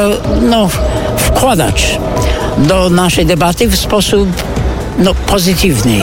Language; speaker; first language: Polish; non-native, fluent; English